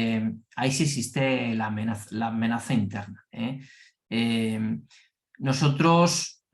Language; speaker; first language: Spanish; native; Spanish